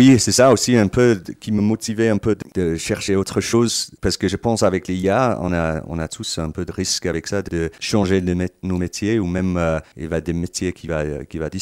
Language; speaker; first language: French; non-native, fluent; English